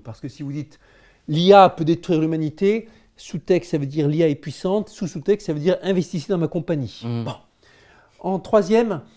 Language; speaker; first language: French; native; French